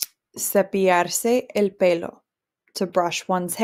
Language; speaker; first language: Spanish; non-native, fluent; English